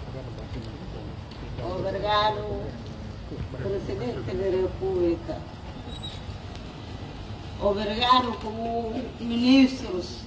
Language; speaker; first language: Portuguese; non-native, learner; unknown